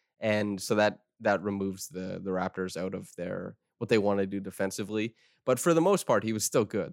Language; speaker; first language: English; native; English